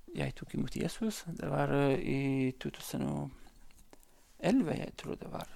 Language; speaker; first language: Norwegian; non-native, learner; Central Kurdish